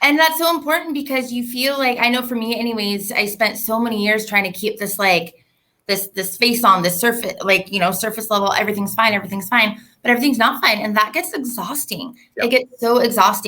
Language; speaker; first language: English; native; English